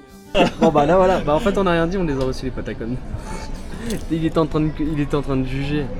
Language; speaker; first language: French; native; French